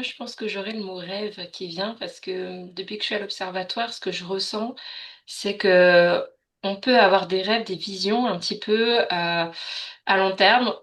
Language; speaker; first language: French; native; French